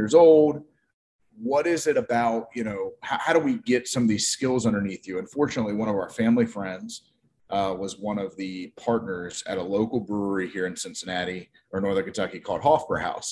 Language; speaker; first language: English; native; English